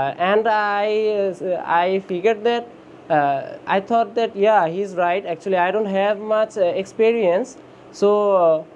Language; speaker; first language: English; non-native, learner; Bangla